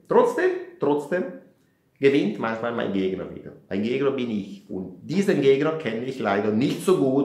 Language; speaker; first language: German; non-native, fluent; Italian